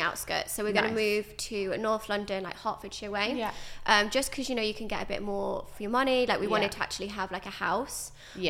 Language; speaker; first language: English; native; English